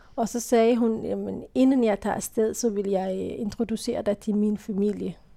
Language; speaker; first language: Danish; non-native, fluent; Somali